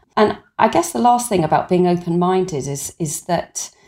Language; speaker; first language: English; native; English